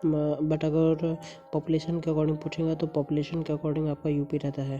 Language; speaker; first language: Hindi; native; Hindi